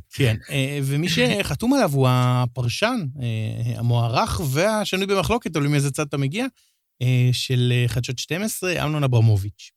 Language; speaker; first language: Hebrew; native; Hebrew